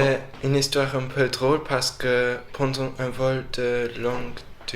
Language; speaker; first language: French; non-native, fluent; English